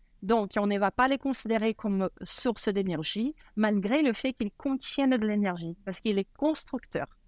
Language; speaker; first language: French; non-native, fluent; Portuguese